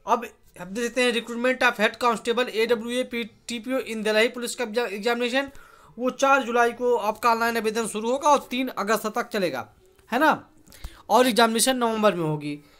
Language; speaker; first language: Hindi; native; Hindi